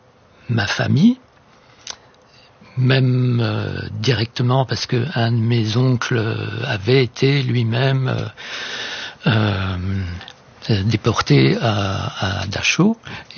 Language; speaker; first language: French; non-native, local second language; Swiss German